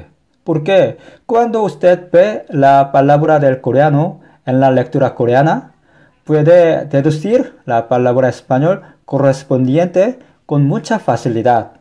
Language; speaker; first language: Spanish; non-native, fluent; Korean